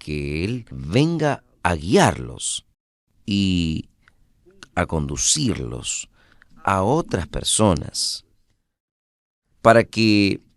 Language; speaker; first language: Spanish; non-native, fluent; Portuguese